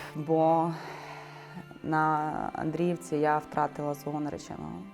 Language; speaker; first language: Ukrainian; native; Ukrainian